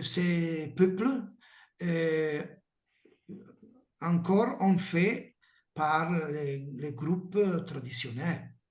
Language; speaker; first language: French; non-native, learner; Italian